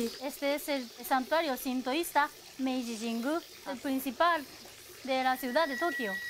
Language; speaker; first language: Spanish; non-native, learner; Japanese